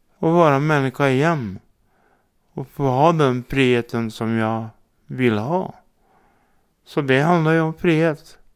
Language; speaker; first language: Swedish; native; Swedish